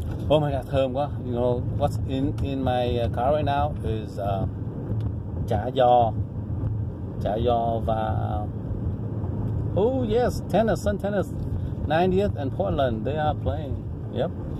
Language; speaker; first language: English; non-native, fluent; Vietnamese